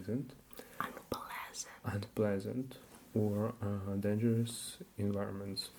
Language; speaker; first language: English; non-native, learner; Russian